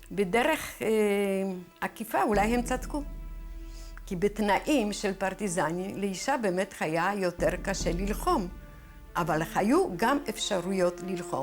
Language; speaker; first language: Hebrew; non-native, fluent; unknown